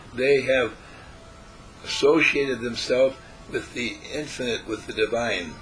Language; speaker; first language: English; native; English